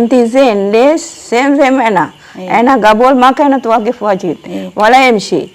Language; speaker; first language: Arabic; non-native, learner; Sinhala